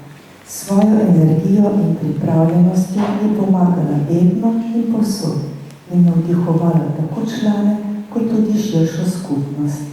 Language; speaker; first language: Slovenian; native; Slovenian